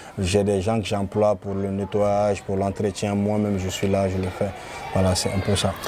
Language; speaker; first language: French; non-native, local second language; Fula